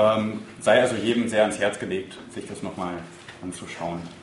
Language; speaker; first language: German; native; German